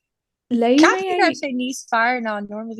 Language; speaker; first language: Irish; non-native, local second language; English